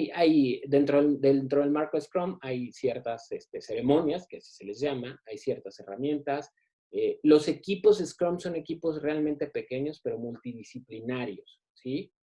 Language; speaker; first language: Spanish; native; Spanish